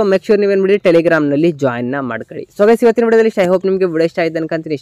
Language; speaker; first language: Kannada; native; Kannada